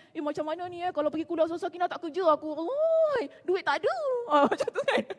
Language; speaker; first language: Malay; native; Malay